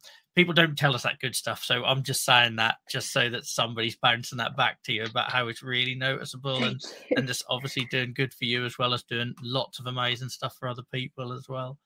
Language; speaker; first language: English; native; English